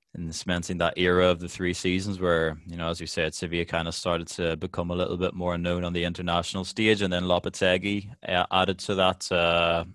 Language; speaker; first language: English; native; English